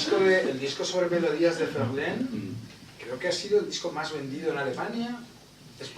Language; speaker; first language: Spanish; native; Spanish